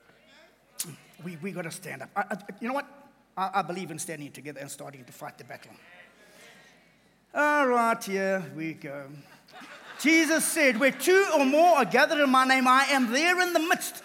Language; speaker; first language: English; native; English